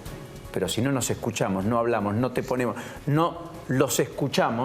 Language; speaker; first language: Spanish; native; Spanish